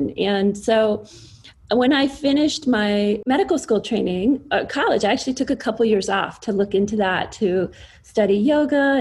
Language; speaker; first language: English; native; English